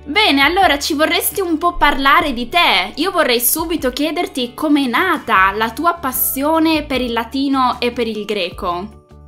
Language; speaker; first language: Italian; native; Italian